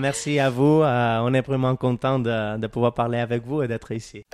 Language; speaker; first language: French; non-native, learner; Catalan